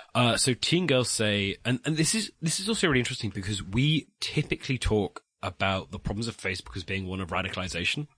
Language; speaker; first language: English; native; English